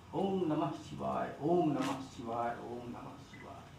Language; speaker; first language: Hindi; non-native, local second language; Bangla